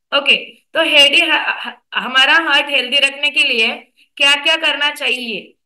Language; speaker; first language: Hindi; non-native, local second language; Marathi